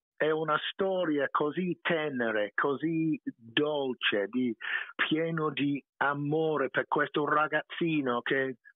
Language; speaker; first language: Italian; non-native, fluent; English